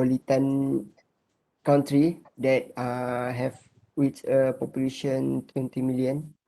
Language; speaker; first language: English; non-native, learner; Malay